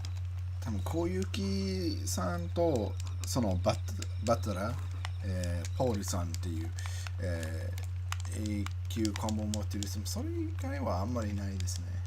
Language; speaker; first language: Japanese; non-native, learner; English